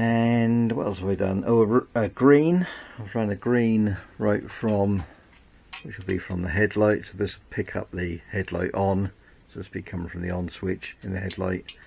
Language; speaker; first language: English; native; English